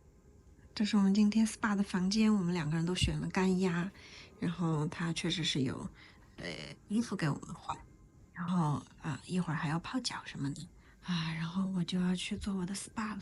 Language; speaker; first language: Chinese; native; Chinese